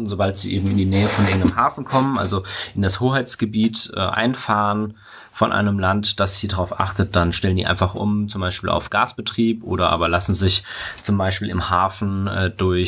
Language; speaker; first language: German; native; German